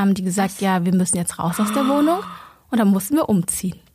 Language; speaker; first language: German; early bilingual, other home language; Vietnamese